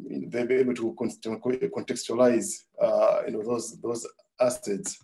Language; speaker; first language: English; non-native, local second language; Nyanja